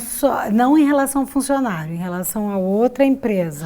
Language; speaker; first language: Portuguese; native; Portuguese